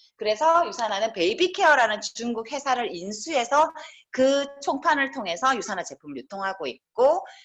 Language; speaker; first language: Korean; native; Korean